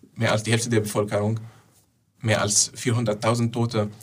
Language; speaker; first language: German; non-native, fluent; Arabic